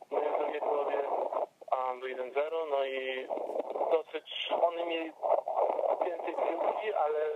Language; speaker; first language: Polish; early bilingual, heritage; English